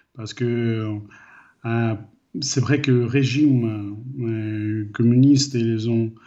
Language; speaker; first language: French; non-native, learner; Ukrainian